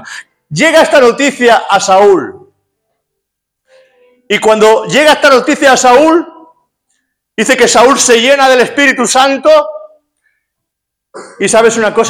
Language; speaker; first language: Spanish; native; Spanish